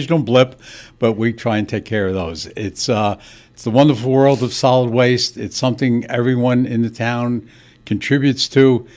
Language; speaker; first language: English; native; English